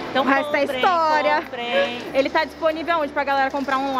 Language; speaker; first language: Portuguese; native; Portuguese